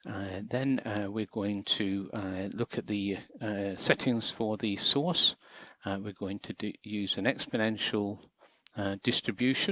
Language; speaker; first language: English; native; English